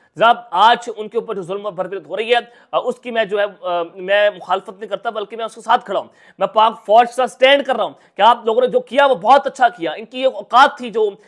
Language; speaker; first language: Urdu; non-native, local second language; Punjabi